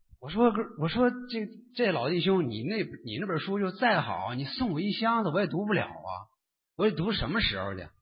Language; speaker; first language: Chinese; native; Chinese